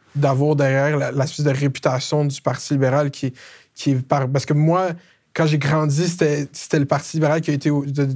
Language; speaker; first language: French; native; French